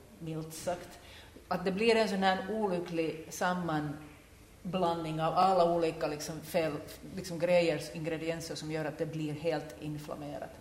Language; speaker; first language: Swedish; native; Swedish